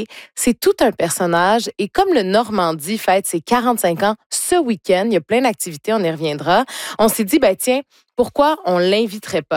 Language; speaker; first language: French; native; French